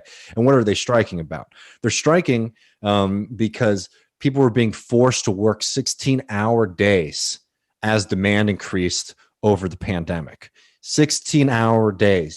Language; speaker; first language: English; native; English